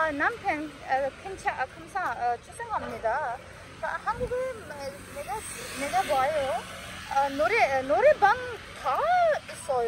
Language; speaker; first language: Korean; non-native, learner; Urdu